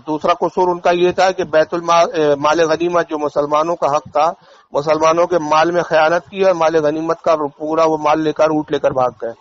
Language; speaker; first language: Urdu; native; Urdu